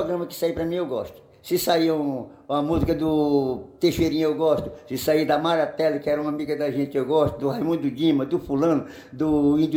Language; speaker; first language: Portuguese; native; Portuguese